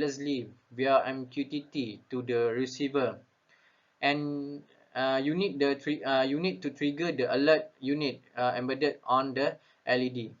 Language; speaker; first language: English; non-native, local second language; Malay